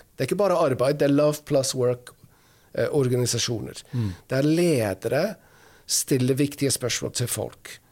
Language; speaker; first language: Norwegian; non-native, fluent; English